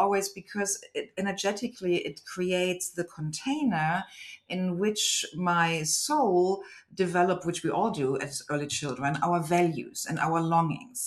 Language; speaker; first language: English; non-native, fluent; German